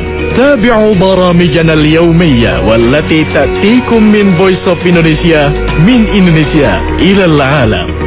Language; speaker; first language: Arabic; non-native, fluent; Indonesian